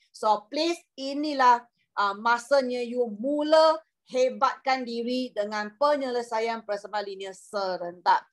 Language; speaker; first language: Malay; non-native, local second language; Chinese